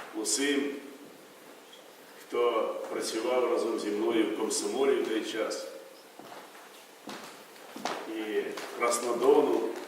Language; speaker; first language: Ukrainian; native; Ukrainian